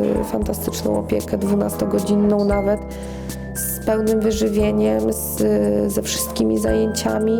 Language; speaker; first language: Polish; native; Polish